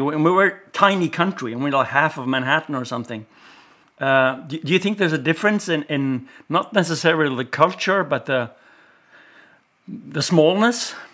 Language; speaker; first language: English; non-native, fluent; Norwegian